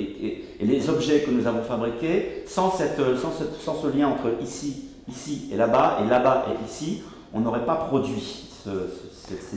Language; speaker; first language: French; native; French